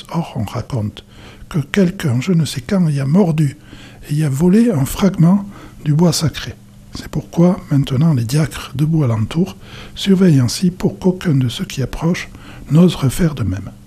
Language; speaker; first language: French; native; French